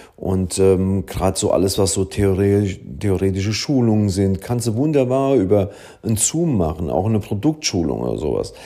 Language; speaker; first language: German; early bilingual, other home language; Italian